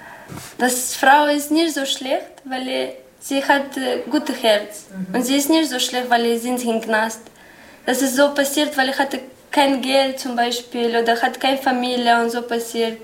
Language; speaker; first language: German; non-native, learner; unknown